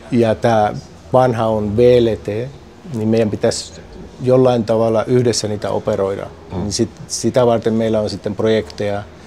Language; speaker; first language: Finnish; native; Finnish